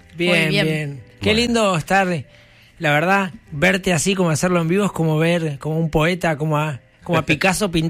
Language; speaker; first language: Spanish; native; Spanish